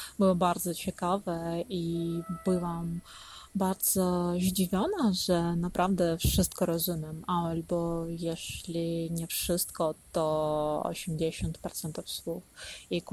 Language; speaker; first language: Polish; non-native, learner; Ukrainian